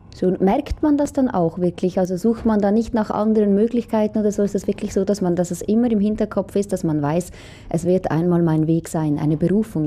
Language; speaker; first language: German; native; German